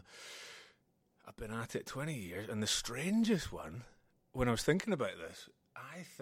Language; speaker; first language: English; native; English